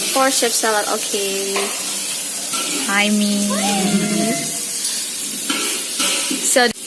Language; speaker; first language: English; non-native, learner; Indonesian